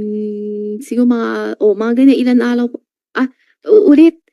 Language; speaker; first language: Filipino; non-native, learner; Chinese